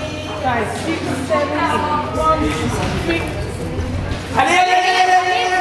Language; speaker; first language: French; native; French